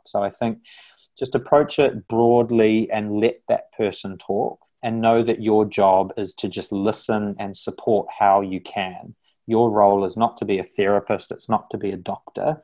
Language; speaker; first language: English; native; English